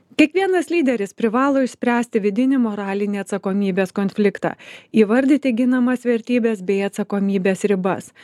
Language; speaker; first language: Lithuanian; native; Lithuanian